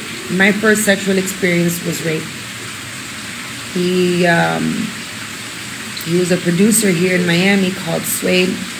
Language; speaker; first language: English; early bilingual, other home language; Spanish